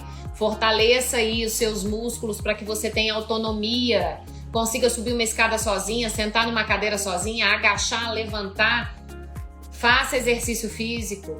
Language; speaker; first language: Portuguese; native; Portuguese